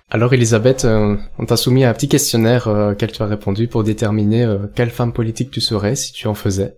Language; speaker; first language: French; native; French